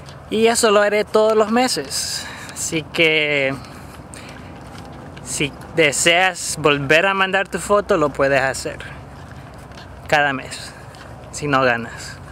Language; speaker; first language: Spanish; native; Spanish